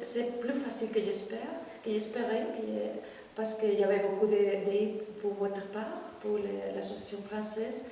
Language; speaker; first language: French; non-native, fluent; Spanish